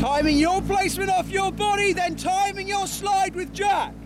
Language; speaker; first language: English; native; English